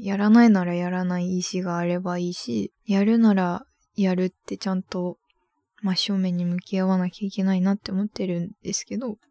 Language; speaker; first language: Japanese; native; Japanese